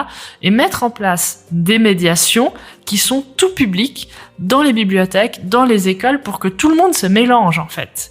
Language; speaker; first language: French; native; French